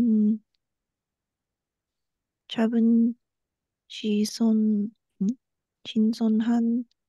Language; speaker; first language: Korean; non-native, learner; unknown